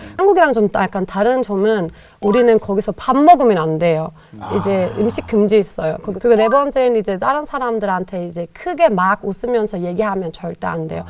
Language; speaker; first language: Korean; non-native, fluent; German